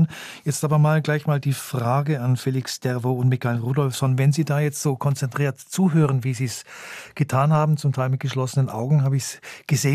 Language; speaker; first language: German; native; German